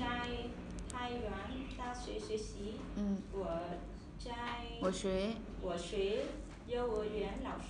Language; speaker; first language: Chinese; non-native, learner; Vietnamese